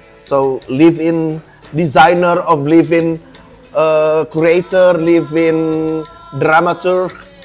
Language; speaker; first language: English; non-native, fluent; Indonesian